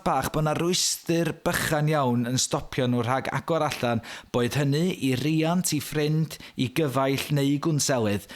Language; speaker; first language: Welsh; native; Welsh